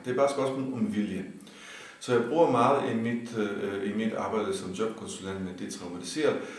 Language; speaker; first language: Danish; non-native, fluent; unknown